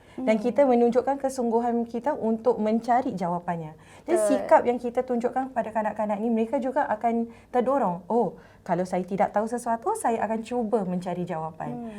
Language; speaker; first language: Malay; native; Malay